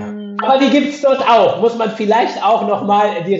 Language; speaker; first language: German; native; German